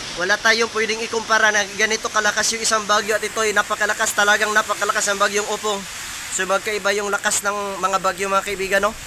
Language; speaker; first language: Filipino; non-native, local second language; Masbatenyo